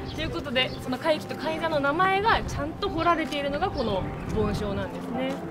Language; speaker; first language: Japanese; native; Japanese